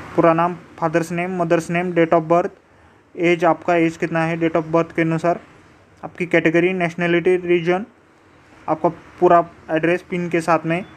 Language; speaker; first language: Hindi; non-native, local second language; Marathi